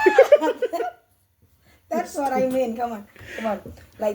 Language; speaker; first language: English; non-native, learner; Indonesian